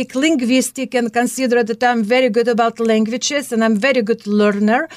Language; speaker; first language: English; non-native, fluent; Russian